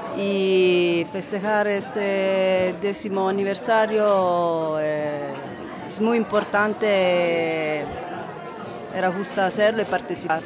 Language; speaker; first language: Spanish; non-native, fluent; Italian